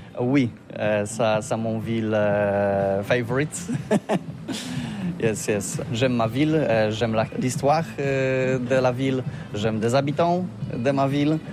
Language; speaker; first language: French; non-native, learner; Polish